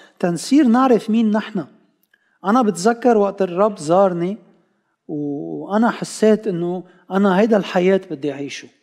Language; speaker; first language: Arabic; non-native, local second language; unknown